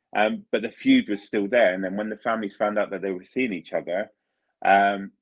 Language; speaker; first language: English; early bilingual, other home language; Italian